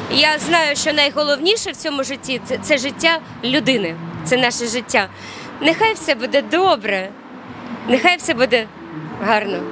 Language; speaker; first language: Ukrainian; non-native, local second language; Russian